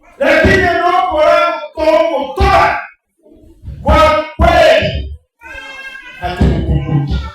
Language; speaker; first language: Swahili; non-native, local second language; Gusii